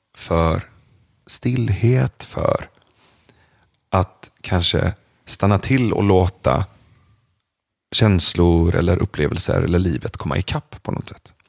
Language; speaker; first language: Swedish; early bilingual, other home language; Persian